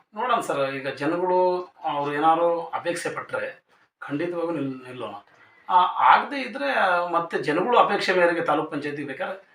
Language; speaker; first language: Kannada; non-native, local second language; Lambadi